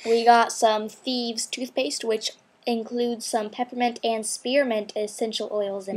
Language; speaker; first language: English; native; English